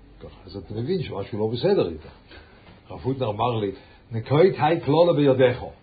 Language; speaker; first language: Hebrew; non-native, fluent; English